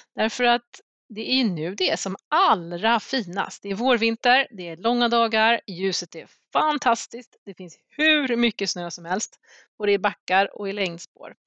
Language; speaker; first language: Swedish; native; Swedish